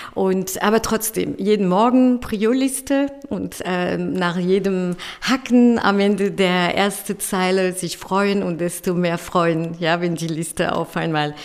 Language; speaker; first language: German; non-native, fluent; French